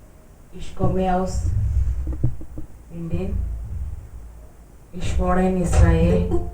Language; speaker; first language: German; non-native, learner; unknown